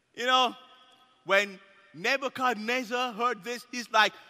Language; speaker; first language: English; non-native, local second language; Yoruba